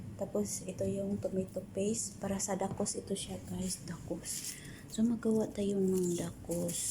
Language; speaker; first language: Filipino; non-native, local second language; Cebuano